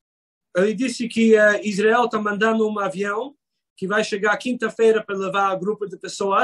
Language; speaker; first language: Portuguese; non-native, fluent; Hebrew